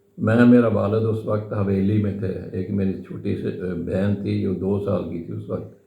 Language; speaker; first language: Urdu; non-native, local second language; Punjabi